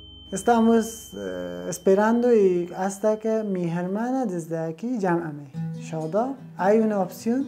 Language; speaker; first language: Spanish; non-native, learner; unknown